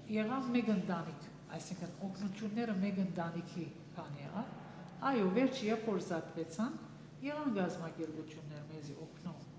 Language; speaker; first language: Armenian; early bilingual, heritage; Armenian